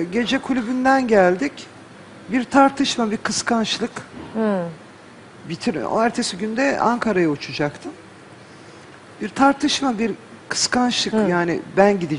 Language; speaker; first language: Turkish; native; Turkish